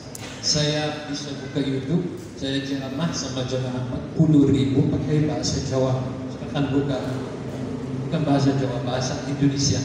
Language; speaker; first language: Indonesian; non-native, learner; Arabic